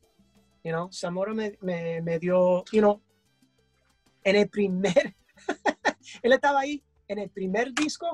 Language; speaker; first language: Spanish; early bilingual, heritage; English